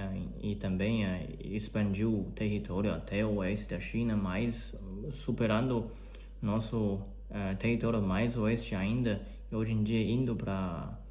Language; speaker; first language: Portuguese; non-native, learner; Chinese